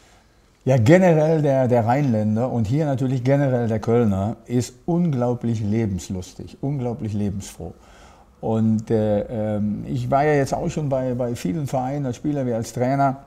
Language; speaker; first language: German; native; German